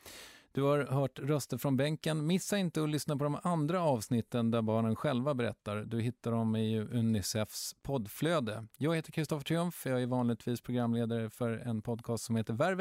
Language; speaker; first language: Swedish; native; Swedish